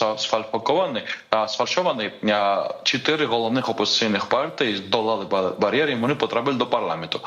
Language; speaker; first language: Ukrainian; non-native, fluent; Georgian